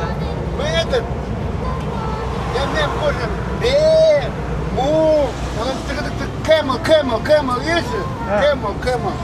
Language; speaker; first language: Russian; non-native, local second language; Kazakh